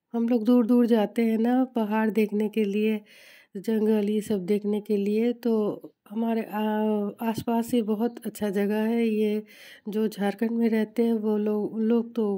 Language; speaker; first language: Hindi; non-native, local second language; Bangla